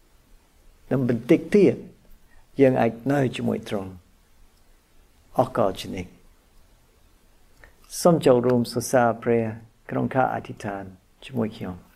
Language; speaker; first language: Khmer; non-native, fluent; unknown